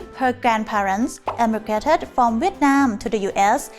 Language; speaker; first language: English; non-native, fluent; Thai